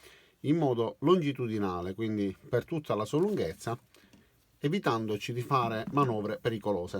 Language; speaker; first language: Italian; native; Italian